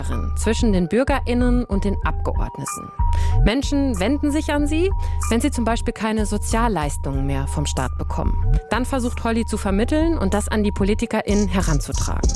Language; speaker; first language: German; native; German